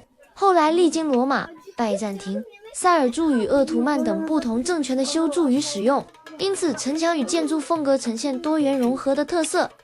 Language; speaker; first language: Chinese; native; Chinese